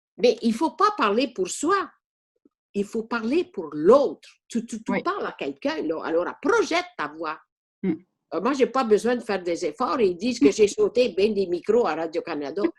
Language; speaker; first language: French; non-native, fluent; Italian